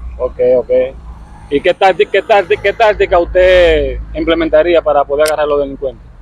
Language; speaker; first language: Spanish; native; Spanish